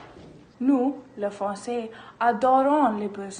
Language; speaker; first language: French; non-native, learner; English